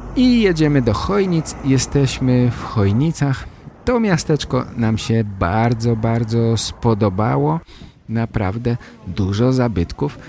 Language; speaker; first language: Polish; native; Polish